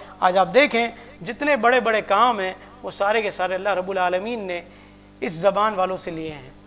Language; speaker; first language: Urdu; non-native, local second language; Punjabi